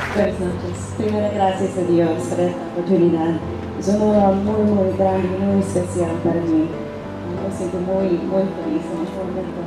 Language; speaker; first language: Spanish; non-native, learner; English